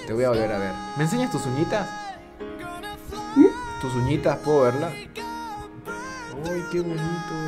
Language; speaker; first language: Spanish; native; Spanish